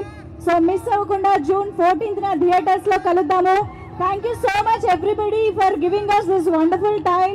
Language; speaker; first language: Telugu; native; Telugu